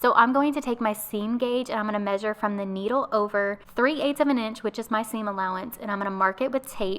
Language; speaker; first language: English; native; English